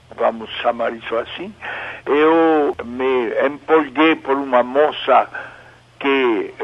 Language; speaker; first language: Portuguese; non-native, fluent; French